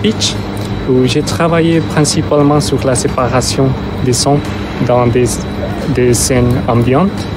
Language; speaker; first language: French; non-native, fluent; Spanish